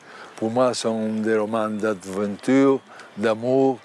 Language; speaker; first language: French; non-native, learner; Italian